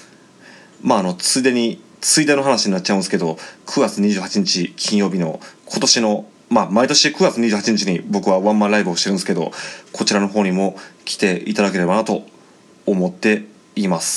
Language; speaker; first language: Japanese; native; Japanese